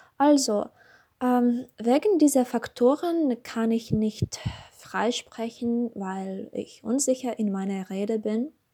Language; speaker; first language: German; non-native, learner; Russian